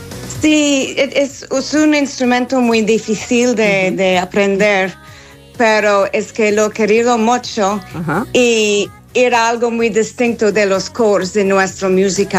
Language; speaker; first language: Spanish; non-native, fluent; English